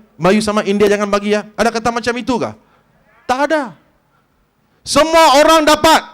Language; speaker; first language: Malay; non-native, local second language; Tamil